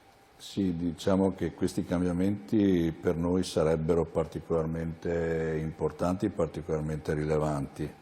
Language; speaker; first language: Italian; native; Italian